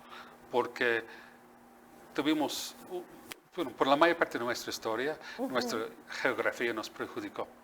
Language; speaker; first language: Spanish; non-native, fluent; English